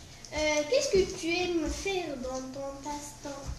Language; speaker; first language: French; non-native, learner; Arabic